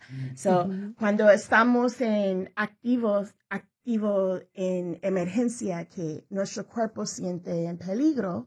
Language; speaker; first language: Spanish; early bilingual, heritage; Spanish